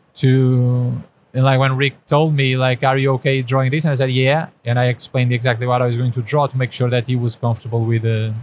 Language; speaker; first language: English; non-native, fluent; Portuguese